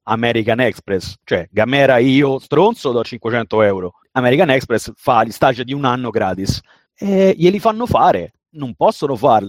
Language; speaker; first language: Italian; native; Italian